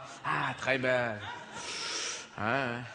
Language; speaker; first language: French; non-native, learner; English